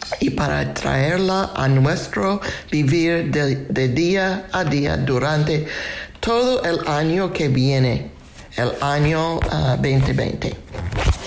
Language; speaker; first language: Spanish; non-native, fluent; English